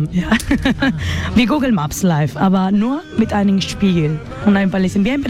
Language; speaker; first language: German; non-native, learner; Spanish